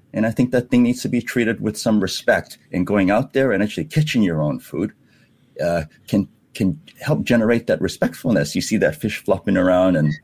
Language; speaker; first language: English; native; English